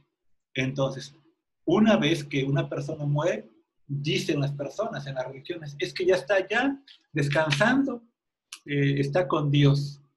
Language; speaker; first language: Spanish; native; Spanish